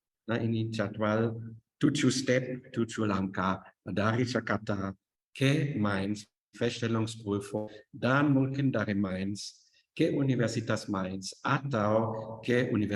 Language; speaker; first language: Indonesian; non-native, fluent; German